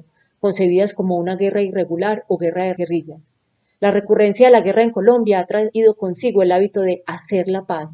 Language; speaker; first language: Spanish; native; Spanish